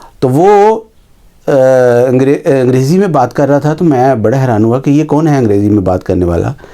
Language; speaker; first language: Urdu; native; Urdu